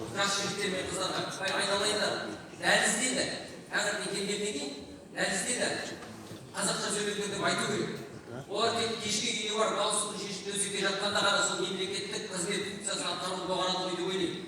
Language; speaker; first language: Kazakh; native; Kazakh